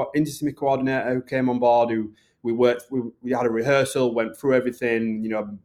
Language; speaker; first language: English; native; English